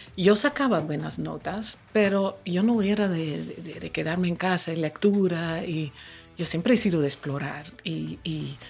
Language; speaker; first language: Spanish; non-native, fluent; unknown